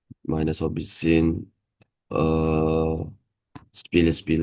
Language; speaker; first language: German; non-native, learner; Indonesian